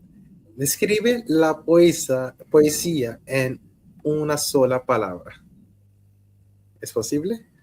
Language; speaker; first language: Spanish; non-native, learner; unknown